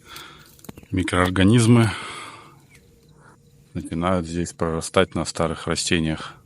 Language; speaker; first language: Russian; native; Russian